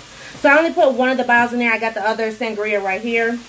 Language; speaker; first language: English; native; English